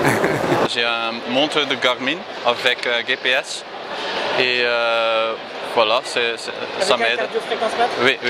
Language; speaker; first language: French; non-native, learner; Dutch